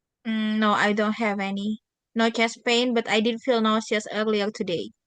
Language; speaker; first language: English; non-native, fluent; Indonesian